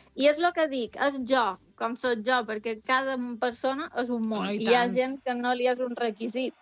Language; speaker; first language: Catalan; native; Catalan